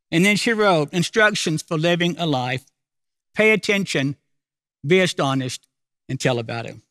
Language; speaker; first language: English; native; English